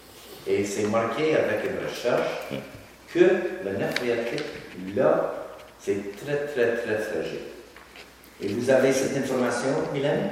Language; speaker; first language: French; non-native, learner; English